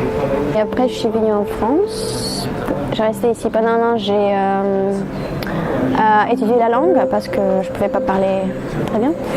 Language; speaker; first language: French; non-native, fluent; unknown